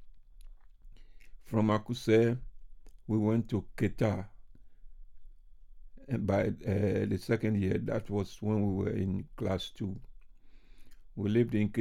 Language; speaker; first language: English; non-native, local second language; Ga